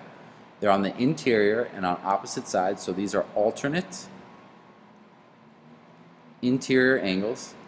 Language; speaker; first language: English; native; English